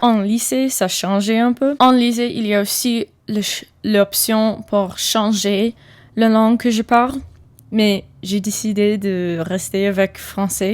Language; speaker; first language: French; non-native, learner; English